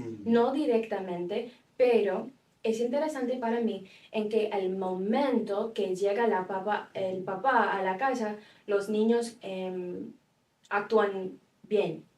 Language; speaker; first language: Spanish; non-native, fluent; English